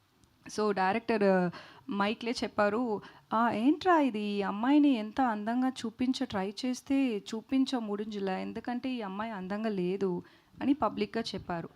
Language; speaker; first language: Telugu; non-native, learner; Tamil